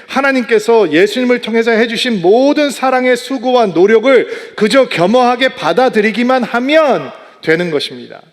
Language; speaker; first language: Korean; native; Korean